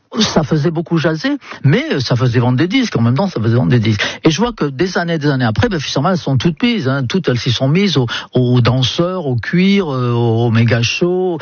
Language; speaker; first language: French; non-native, fluent; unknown